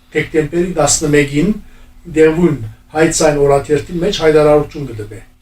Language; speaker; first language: Armenian; native; Armenian